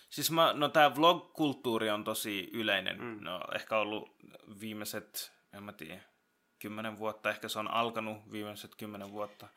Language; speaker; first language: Finnish; early bilingual, other home language; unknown